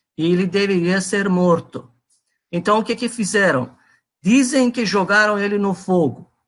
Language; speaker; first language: Portuguese; non-native, fluent; Persian